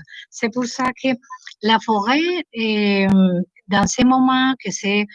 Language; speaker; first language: French; non-native, learner; Spanish